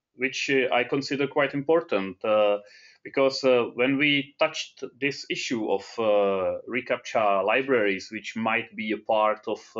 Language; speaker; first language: English; non-native, fluent; Czech